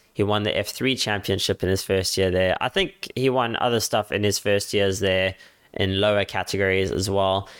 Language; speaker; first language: English; native; English